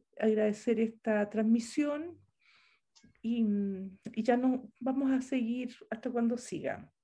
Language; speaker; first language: Spanish; native; Spanish